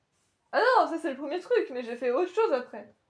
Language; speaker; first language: French; native; French